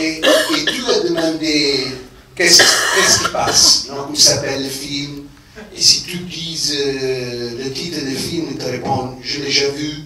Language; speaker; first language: French; non-native, fluent; Italian